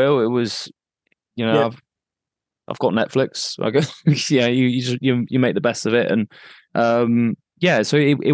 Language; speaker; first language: English; native; English